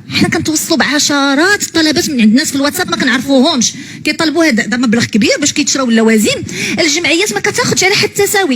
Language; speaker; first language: Arabic; native; Arabic